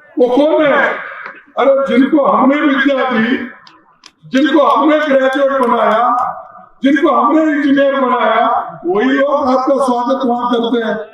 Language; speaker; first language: Hindi; non-native, local second language; Kannada